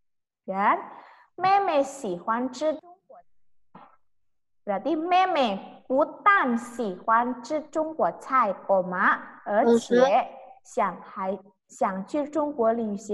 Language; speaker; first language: Chinese; non-native, fluent; Indonesian